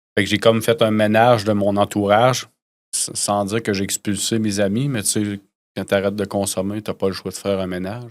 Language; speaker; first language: French; native; French